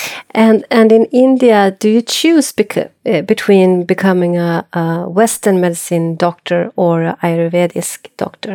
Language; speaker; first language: English; non-native, fluent; Swedish